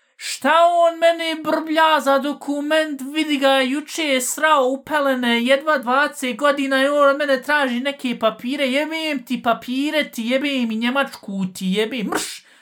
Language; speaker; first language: Bosnian; early bilingual, heritage; Bosnian